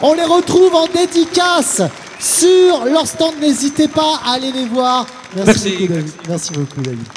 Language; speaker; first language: French; native; French